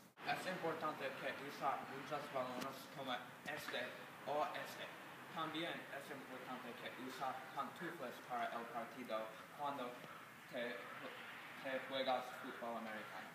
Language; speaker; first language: Spanish; non-native, learner; English